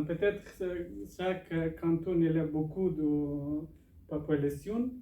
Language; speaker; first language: French; non-native, learner; Persian